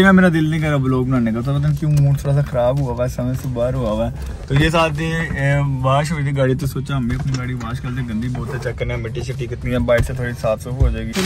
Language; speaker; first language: Urdu; non-native, local second language; Punjabi